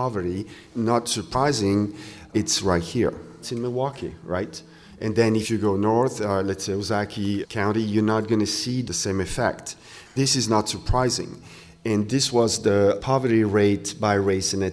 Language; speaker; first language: English; non-native, fluent; French